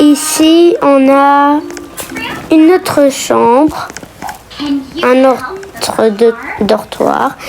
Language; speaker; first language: French; native; French